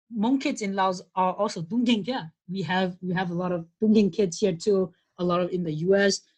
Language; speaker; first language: English; non-native, fluent; Lao